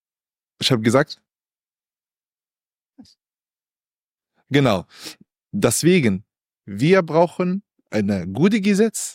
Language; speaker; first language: German; non-native, learner; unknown